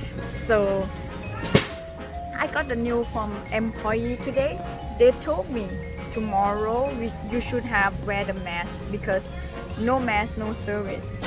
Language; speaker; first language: English; non-native, learner; Thai